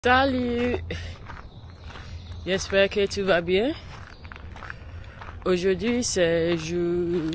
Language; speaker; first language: French; non-native, learner; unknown